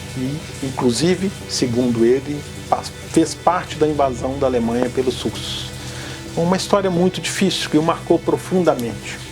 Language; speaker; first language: Portuguese; native; Portuguese